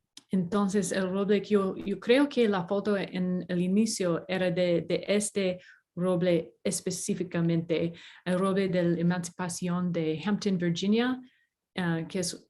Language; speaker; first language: Spanish; non-native, fluent; English